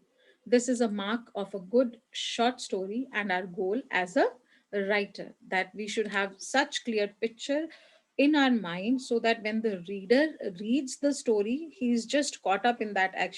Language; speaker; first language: English; non-native, local second language; Hindi